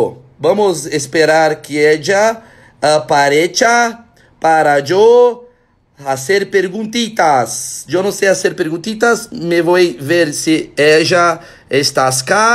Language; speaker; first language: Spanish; non-native, learner; Portuguese